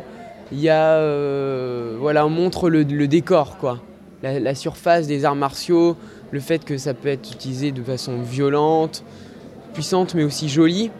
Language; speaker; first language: French; native; French